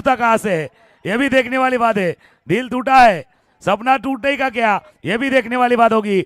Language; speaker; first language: Hindi; non-native, local second language; Marathi